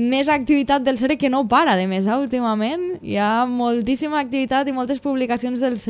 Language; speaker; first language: Catalan; native; Catalan